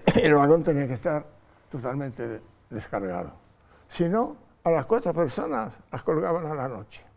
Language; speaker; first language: Spanish; non-native, fluent; Polish